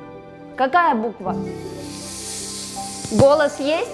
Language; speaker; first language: Russian; non-native, local second language; Kyrgyz